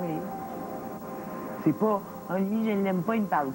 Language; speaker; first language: French; native; French